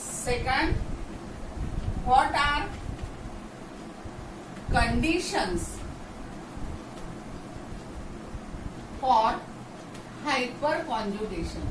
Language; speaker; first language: English; non-native, local second language; Marathi